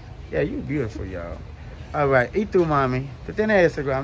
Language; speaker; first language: Spanish; non-native, learner; English